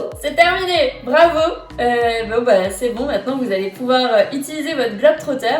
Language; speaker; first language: French; native; French